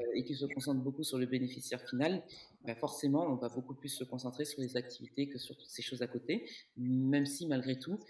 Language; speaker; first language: French; native; French